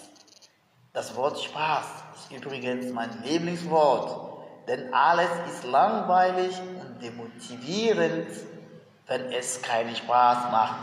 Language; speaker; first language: German; non-native, fluent; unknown